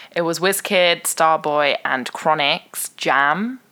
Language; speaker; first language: English; early bilingual, other home language; Persian